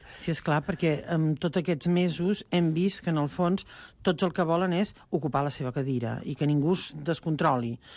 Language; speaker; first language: Catalan; native; Catalan